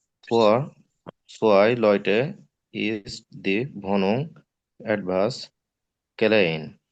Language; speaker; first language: German; non-native, learner; Bangla